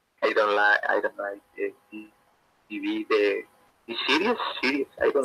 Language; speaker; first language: English; non-native, learner; Spanish